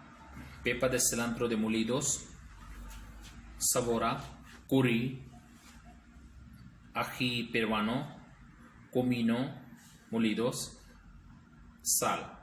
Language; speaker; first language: Spanish; non-native, learner; Urdu